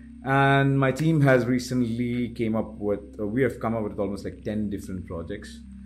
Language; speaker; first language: English; non-native, local second language; Malayalam